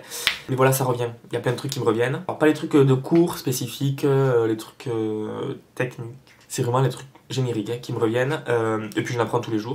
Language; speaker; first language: French; native; French